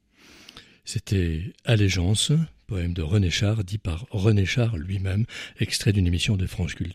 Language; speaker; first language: French; native; French